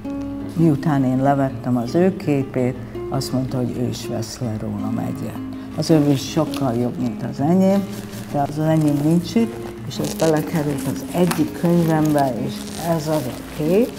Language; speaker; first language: Hungarian; early bilingual, heritage; Hungarian